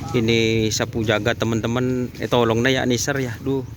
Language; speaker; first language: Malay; non-native, local second language; Madurese